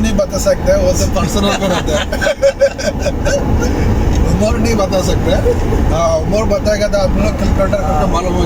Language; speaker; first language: Hindi; non-native, learner; Bangla